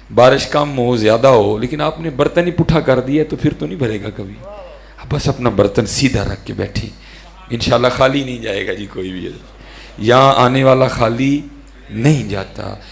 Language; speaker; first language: Urdu; non-native, local second language; Punjabi